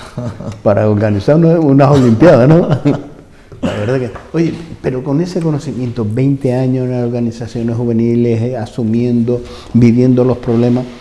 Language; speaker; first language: Spanish; native; Spanish